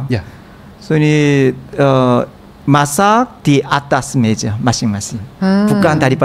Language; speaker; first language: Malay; non-native, learner; Korean